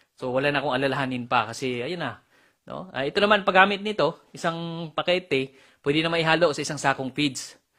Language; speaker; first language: Filipino; non-native, local second language; Cebuano